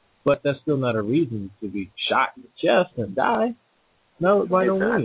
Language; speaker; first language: English; native; English